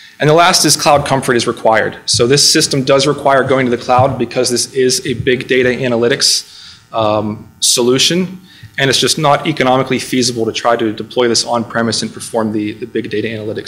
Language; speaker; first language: English; native; English